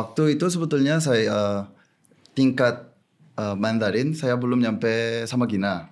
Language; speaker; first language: Indonesian; non-native, fluent; Korean